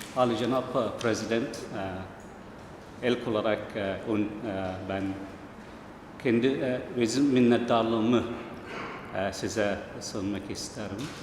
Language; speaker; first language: Turkish; non-native, learner; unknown